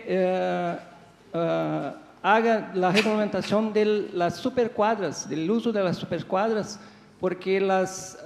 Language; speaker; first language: Spanish; non-native, fluent; Portuguese